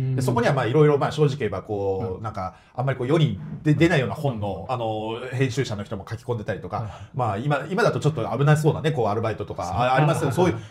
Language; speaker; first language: Japanese; native; Japanese